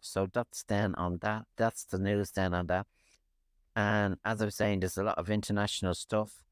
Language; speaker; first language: English; native; English